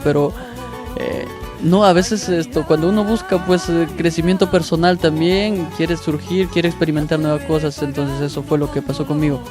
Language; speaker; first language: Spanish; native; Spanish